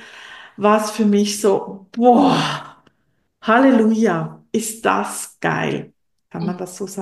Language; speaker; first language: German; non-native, local second language; French